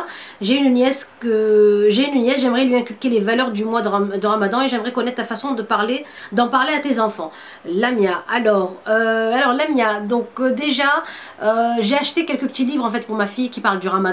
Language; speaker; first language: French; native; French